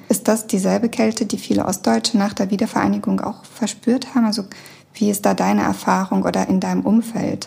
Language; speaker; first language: German; early bilingual, other home language; Russian